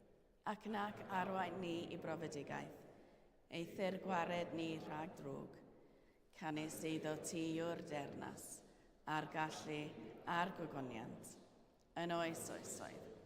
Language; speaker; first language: Welsh; native; Welsh